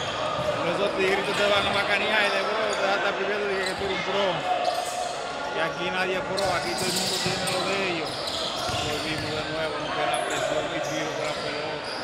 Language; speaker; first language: Spanish; native; Spanish